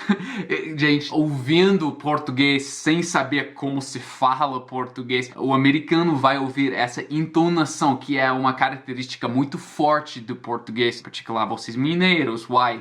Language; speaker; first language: Portuguese; non-native, fluent; English